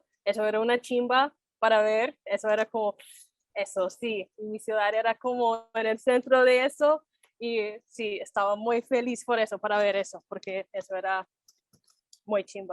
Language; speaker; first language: Spanish; non-native, fluent; English